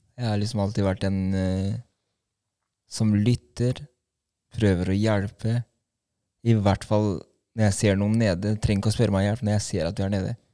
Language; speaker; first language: Norwegian; early bilingual, other home language; Albanian